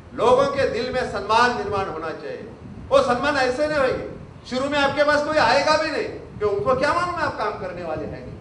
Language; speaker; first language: Hindi; non-native, local second language; Marathi